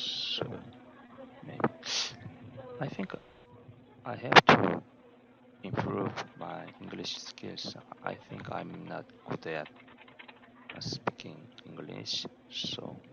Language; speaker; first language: English; non-native, learner; Korean